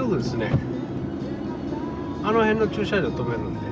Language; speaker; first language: Japanese; native; Japanese